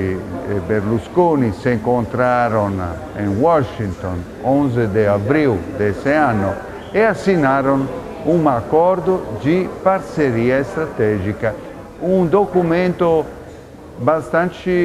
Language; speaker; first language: Portuguese; non-native, fluent; Italian